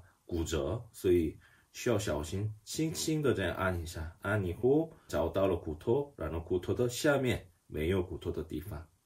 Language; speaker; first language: Chinese; non-native, fluent; Korean